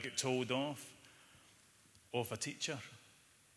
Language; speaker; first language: English; native; English